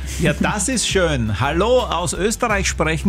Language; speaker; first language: German; native; German